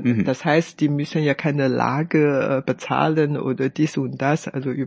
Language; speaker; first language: German; non-native, fluent; Chinese